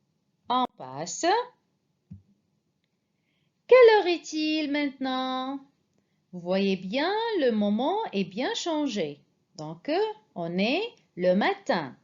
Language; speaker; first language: French; non-native, fluent; Arabic